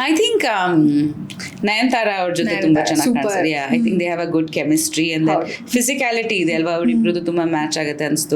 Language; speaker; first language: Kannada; non-native, local second language; Bangla